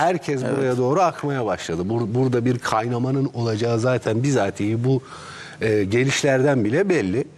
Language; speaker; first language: Turkish; native; Turkish